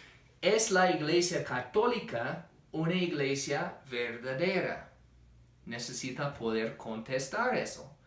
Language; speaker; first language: Spanish; non-native, fluent; English